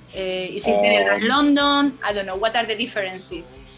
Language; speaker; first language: English; non-native, fluent; Spanish